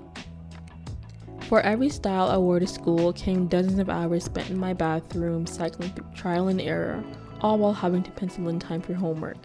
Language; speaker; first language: English; native; English